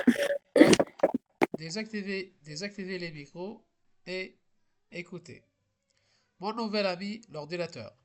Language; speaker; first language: French; non-native, local second language; Arabic